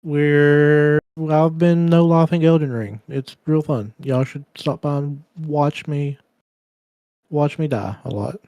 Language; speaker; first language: English; native; English